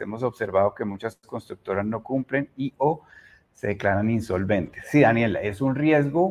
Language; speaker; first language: Spanish; native; Spanish